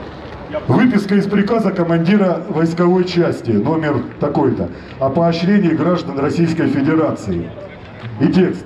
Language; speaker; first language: Russian; native; Russian